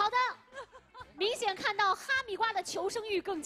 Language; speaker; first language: Chinese; native; Chinese